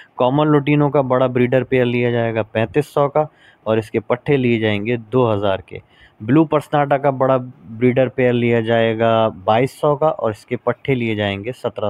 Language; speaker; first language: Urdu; native; Urdu